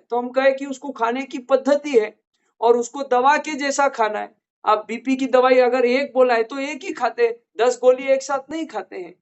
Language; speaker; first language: Hindi; non-native, local second language; Marathi